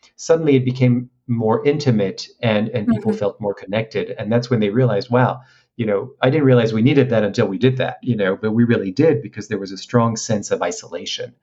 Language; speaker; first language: English; non-native, fluent; French